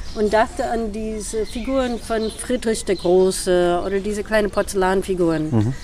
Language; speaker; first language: German; non-native, fluent; English